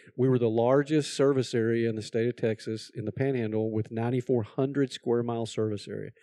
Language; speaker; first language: English; native; English